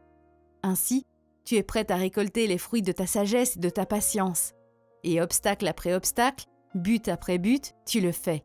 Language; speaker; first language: French; native; French